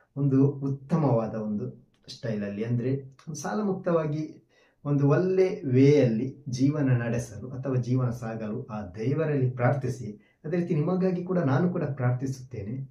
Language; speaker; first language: Kannada; non-native, local second language; Malayalam